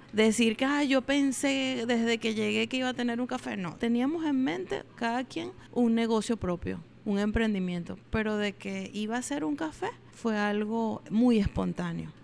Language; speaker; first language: Spanish; native; Spanish